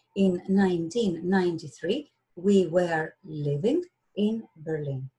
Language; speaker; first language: English; non-native, fluent; Greek